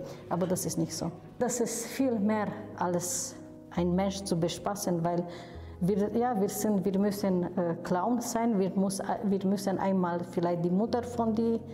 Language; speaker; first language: German; non-native, fluent; Romanian